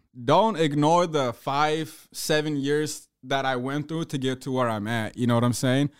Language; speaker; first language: English; early bilingual, other home language; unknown